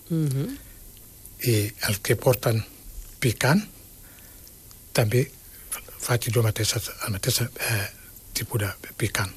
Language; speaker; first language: Catalan; non-native, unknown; Wolof